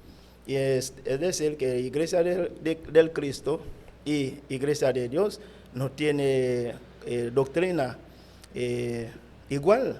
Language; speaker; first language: Spanish; non-native, fluent; Haitian Creole